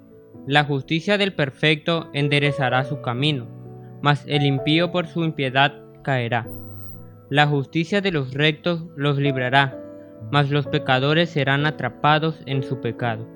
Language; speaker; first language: Spanish; native; Spanish